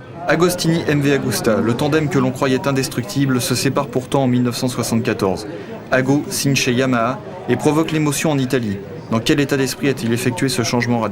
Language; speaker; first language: French; native; French